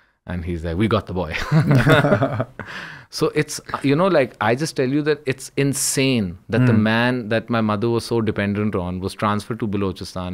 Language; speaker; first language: English; early bilingual, other home language; Urdu